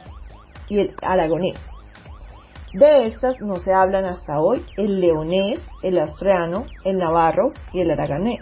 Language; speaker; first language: Spanish; native; Spanish